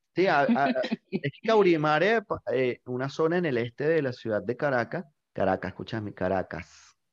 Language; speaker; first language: Spanish; native; Spanish